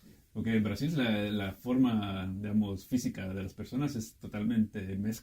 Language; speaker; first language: Spanish; native; Spanish